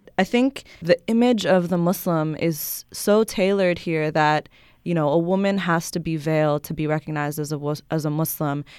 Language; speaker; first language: English; native; English